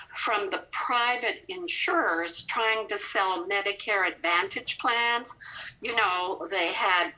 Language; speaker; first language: English; native; English